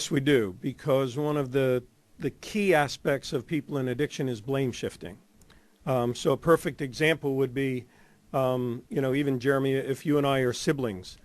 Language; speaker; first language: English; native; English